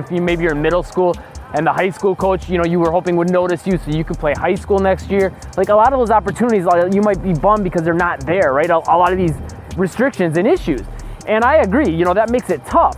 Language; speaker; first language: English; native; English